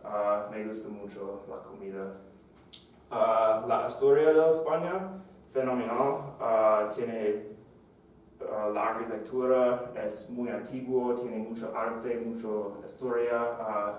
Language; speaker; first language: Spanish; non-native, fluent; English